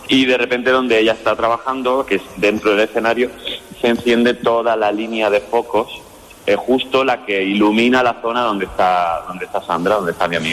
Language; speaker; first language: Spanish; native; Spanish